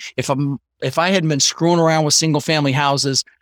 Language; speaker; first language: English; early bilingual, other home language; Dutch